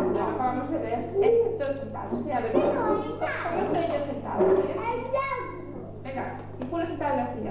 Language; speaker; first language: Spanish; native; Spanish